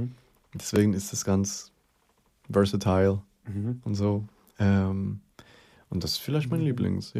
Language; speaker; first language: German; non-native, fluent; Spanish